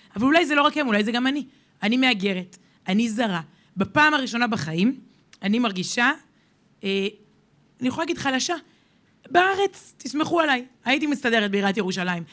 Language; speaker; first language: Hebrew; native; Hebrew